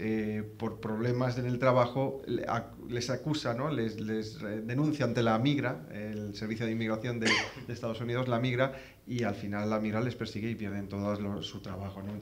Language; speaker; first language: Spanish; native; Spanish